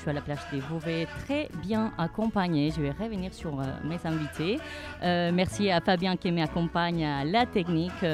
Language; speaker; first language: French; native; French